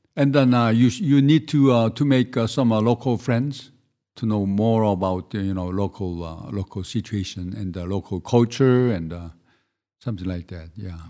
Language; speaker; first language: English; non-native, fluent; Korean